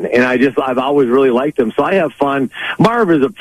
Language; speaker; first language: English; native; English